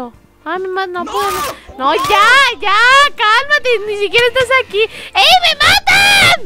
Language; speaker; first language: Spanish; native; Spanish